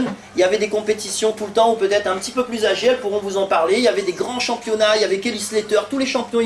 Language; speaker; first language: French; native; French